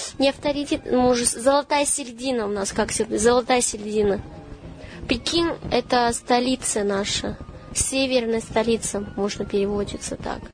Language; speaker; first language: Russian; non-native, fluent; Chinese